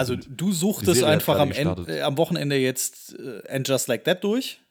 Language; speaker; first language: German; native; German